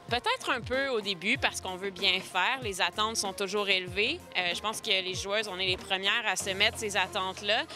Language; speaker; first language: French; native; French